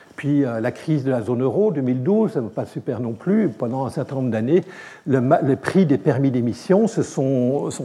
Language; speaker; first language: French; native; French